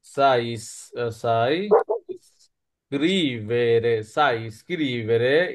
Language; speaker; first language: Italian; non-native, learner; Bangla